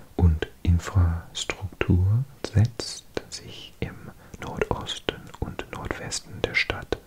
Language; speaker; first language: German; non-native, learner; English